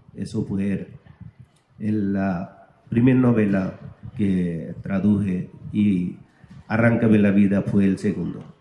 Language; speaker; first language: Spanish; non-native, fluent; Bangla